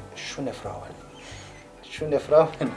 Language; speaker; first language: German; non-native, learner; Kurdish